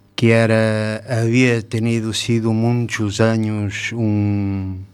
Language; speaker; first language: Spanish; non-native, fluent; Portuguese